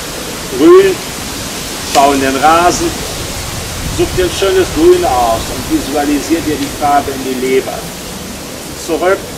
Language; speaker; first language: German; native; German